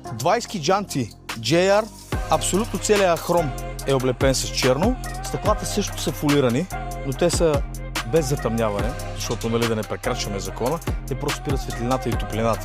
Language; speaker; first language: Bulgarian; native; Bulgarian